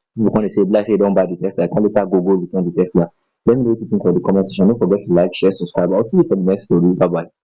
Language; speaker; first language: Nigerian Pidgin; native; Nigerian Pidgin